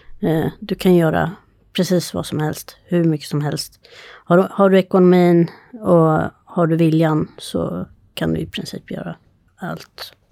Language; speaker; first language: Swedish; native; Swedish